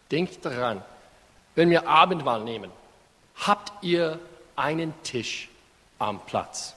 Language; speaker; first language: German; non-native, fluent; English